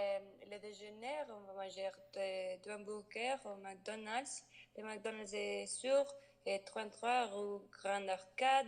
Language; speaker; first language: French; non-native, learner; Spanish